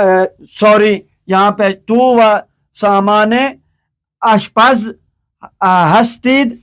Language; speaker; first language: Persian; non-native, fluent; Urdu